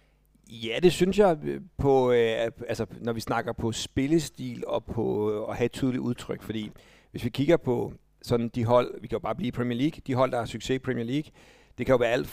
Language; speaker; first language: Danish; native; Danish